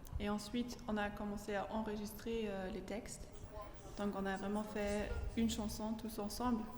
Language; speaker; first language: French; non-native, fluent; German